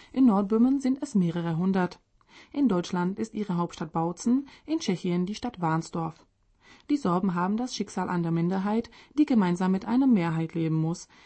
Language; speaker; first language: German; non-native, fluent; Czech